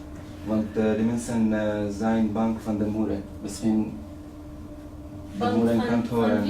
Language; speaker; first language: Dutch; non-native, learner; Arabic